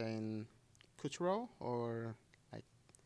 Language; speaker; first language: English; non-native, fluent; Portuguese